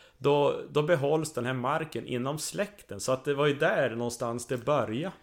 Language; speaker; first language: Swedish; native; Swedish